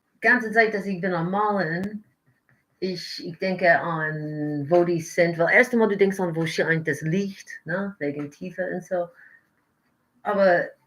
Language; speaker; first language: German; non-native, learner; English